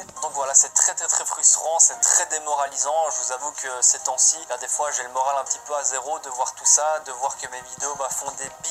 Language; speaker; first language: French; native; French